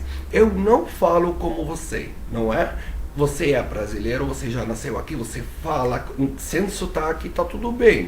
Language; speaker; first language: Portuguese; non-native, fluent; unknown